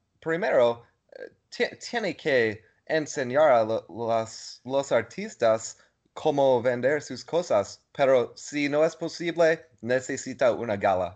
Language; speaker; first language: Spanish; non-native, learner; English